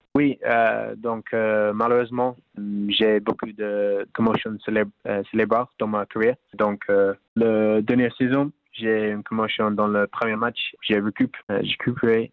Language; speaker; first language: French; non-native, learner; English